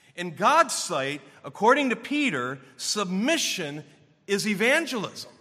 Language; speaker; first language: English; native; English